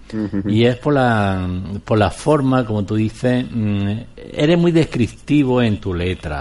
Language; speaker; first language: Spanish; native; Spanish